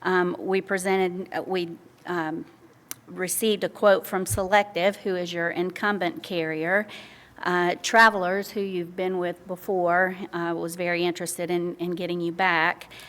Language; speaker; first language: English; native; English